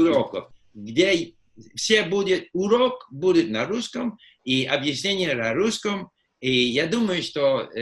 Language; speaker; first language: Russian; non-native, fluent; English